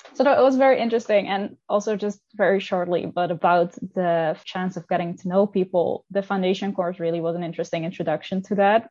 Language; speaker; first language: English; non-native, fluent; Dutch